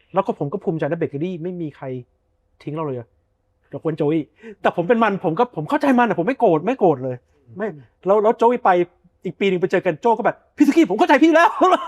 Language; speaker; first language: Thai; early bilingual, heritage; Thai